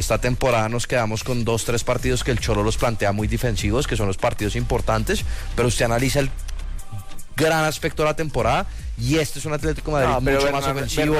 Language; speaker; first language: Spanish; native; Spanish